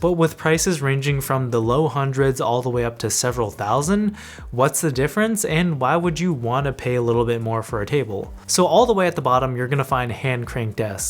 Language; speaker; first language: English; native; English